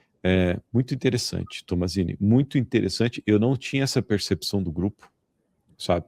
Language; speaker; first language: Portuguese; native; Portuguese